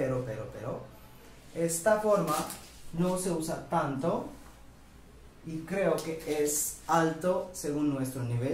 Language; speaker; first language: Spanish; non-native, fluent; Hindi